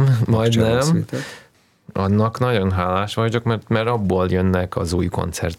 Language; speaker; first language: Hungarian; non-native, fluent; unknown